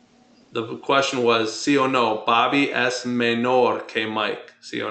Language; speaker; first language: Spanish; non-native, fluent; English